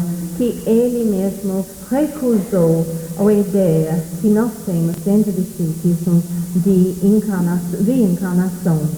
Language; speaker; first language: Portuguese; non-native, fluent; English